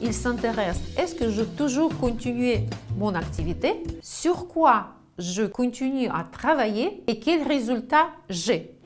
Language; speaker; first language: French; non-native, fluent; Russian